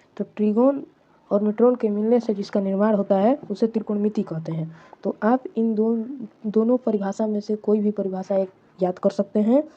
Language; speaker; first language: Hindi; native; Hindi